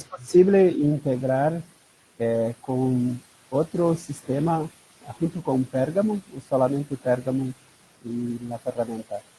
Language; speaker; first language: Spanish; non-native, learner; Portuguese